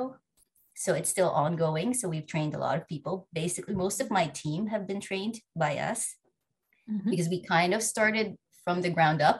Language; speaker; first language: English; non-native, local second language; Filipino